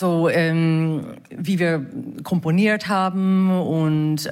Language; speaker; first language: German; non-native, fluent; English